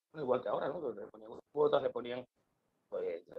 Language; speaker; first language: Spanish; native; Spanish